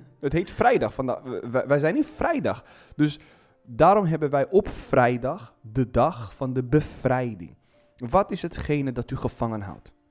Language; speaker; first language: Dutch; non-native, fluent; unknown